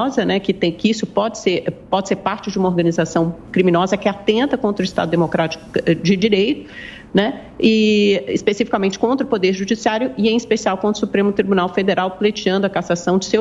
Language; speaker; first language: Portuguese; native; Portuguese